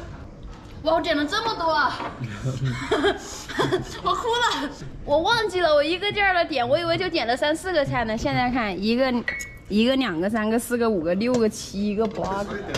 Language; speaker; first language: Chinese; native; Chinese